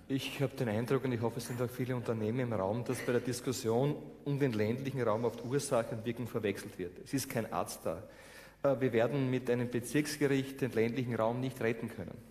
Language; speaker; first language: German; native; German